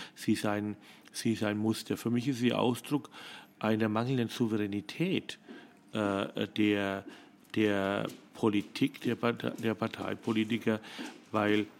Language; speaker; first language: German; native; German